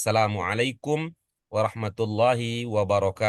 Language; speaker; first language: Indonesian; native; Indonesian